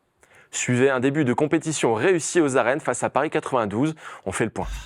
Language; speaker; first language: French; native; French